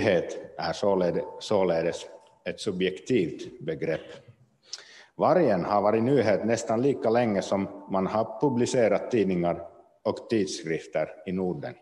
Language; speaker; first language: Swedish; non-native, local second language; Finnish